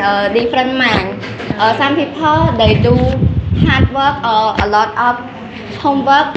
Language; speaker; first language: English; non-native, learner; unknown